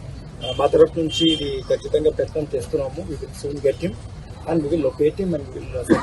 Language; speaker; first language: Telugu; non-native, local second language; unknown